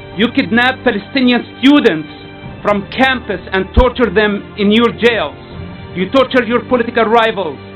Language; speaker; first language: English; non-native, fluent; Arabic